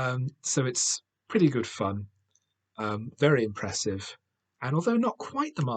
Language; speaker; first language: English; native; English